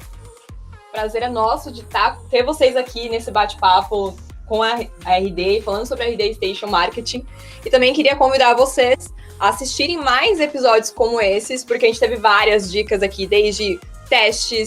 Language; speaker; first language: Portuguese; native; Portuguese